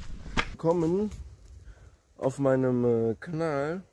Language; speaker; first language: Dutch; non-native, learner; German